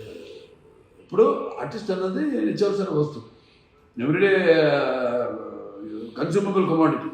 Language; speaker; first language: Telugu; native; Telugu